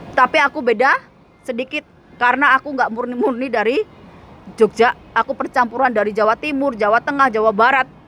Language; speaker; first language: Indonesian; non-native, local second language; Javanese